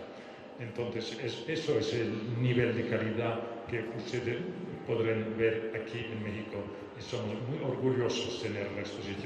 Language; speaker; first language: Spanish; non-native, fluent; French